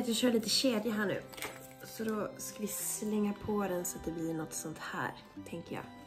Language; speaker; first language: Swedish; native; Swedish